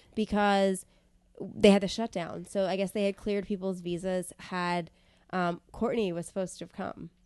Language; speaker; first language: English; native; English